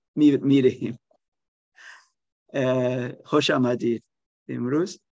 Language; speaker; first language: Persian; non-native, learner; German